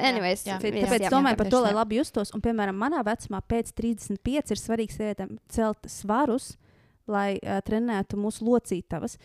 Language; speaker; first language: Latvian; native; Latvian